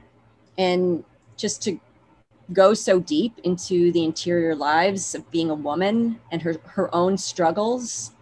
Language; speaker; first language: English; native; English